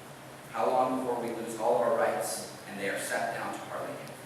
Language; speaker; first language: English; native; English